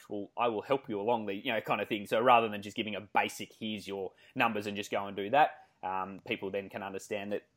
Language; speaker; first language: English; native; English